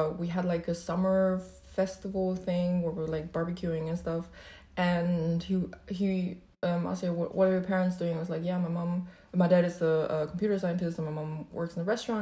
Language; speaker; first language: English; non-native, fluent; Chinese